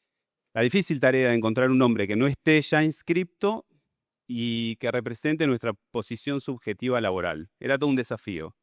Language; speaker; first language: Spanish; native; Spanish